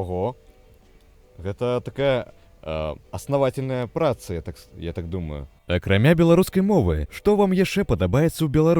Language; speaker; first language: Belarusian; native; Belarusian